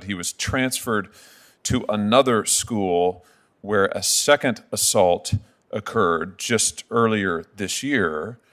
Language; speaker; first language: English; native; English